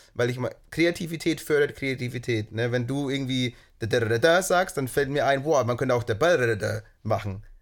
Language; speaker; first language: German; native; German